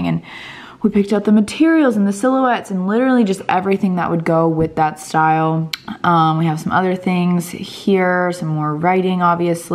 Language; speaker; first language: English; native; English